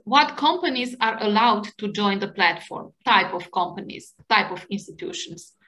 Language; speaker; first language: English; non-native, fluent; Romanian